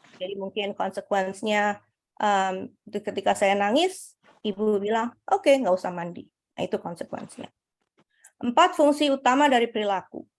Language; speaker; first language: Indonesian; early bilingual, heritage; Indonesian